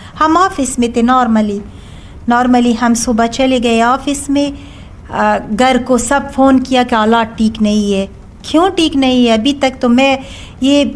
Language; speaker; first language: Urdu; non-native, learner; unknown